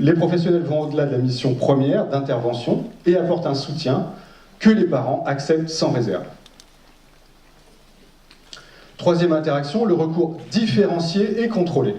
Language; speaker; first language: French; native; French